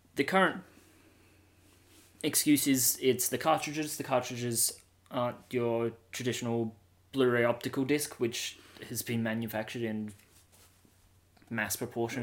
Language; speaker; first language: English; native; English